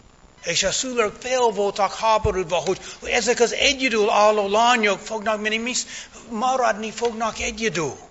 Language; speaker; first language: Hungarian; non-native, fluent; English